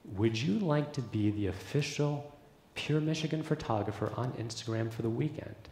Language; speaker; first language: English; native; English